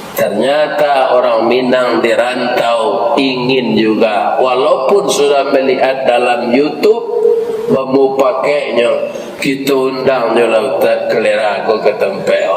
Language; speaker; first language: Malay; non-native, local second language; Minangkabau